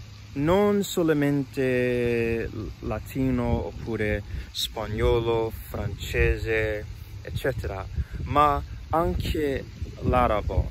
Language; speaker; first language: Italian; non-native, learner; English